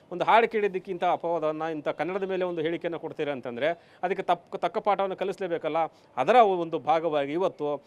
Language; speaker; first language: Kannada; native; Kannada